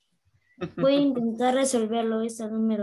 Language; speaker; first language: Spanish; native; Spanish